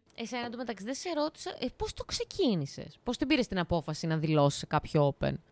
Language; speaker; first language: Greek; native; Greek